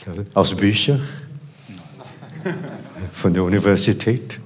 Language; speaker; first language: German; non-native, fluent; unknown